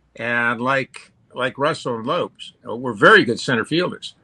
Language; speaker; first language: English; native; English